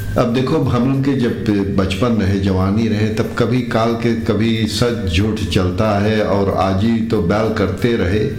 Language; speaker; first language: Hindi; early bilingual, heritage; Hindi